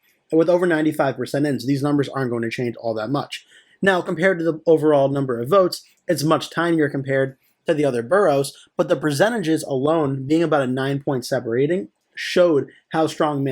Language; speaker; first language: English; native; English